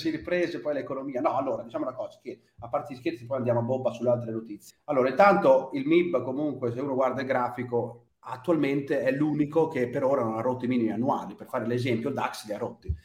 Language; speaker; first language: Italian; native; Italian